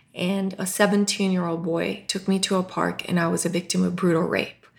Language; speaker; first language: English; non-native, local second language; Urdu